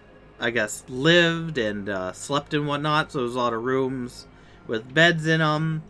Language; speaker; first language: English; native; English